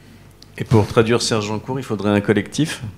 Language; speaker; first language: French; native; French